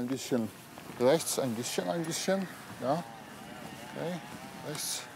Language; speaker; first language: German; non-native, learner; Polish